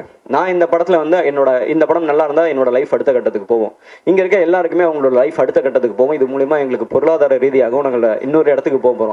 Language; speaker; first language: Tamil; native; Tamil